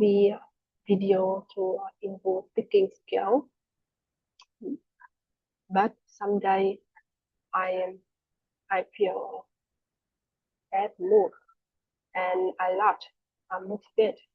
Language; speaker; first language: English; non-native, learner; Vietnamese